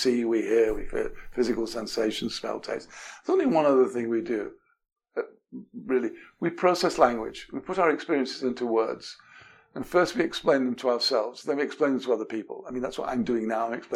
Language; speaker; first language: English; native; English